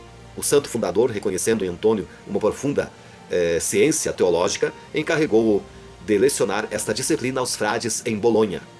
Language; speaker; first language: Portuguese; native; Portuguese